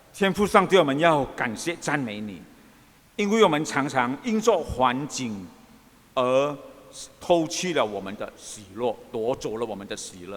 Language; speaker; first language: Chinese; early bilingual, heritage; Chinese